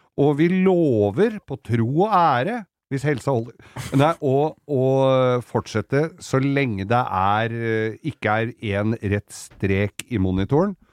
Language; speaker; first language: Norwegian; native; Norwegian